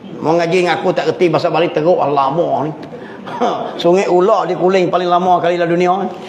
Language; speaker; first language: Malay; native; Malay